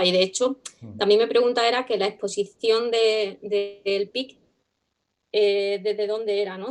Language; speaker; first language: Spanish; native; Spanish